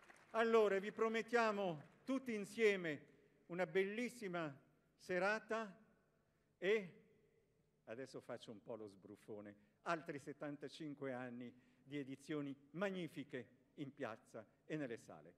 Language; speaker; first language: Italian; native; Italian